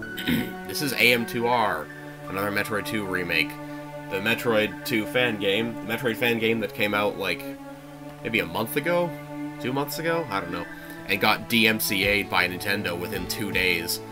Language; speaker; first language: English; native; English